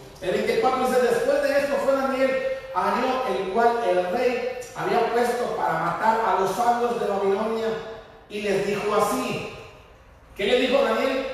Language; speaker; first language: Spanish; native; Spanish